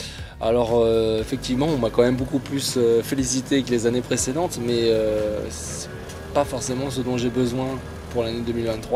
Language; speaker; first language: French; native; French